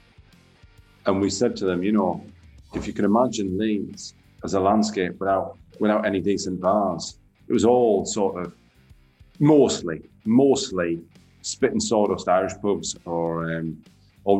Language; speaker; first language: English; native; English